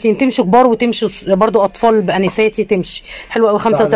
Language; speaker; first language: Arabic; native; Arabic